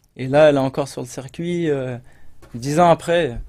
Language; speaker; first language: French; native; French